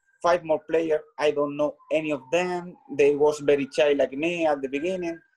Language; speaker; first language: English; non-native, learner; Spanish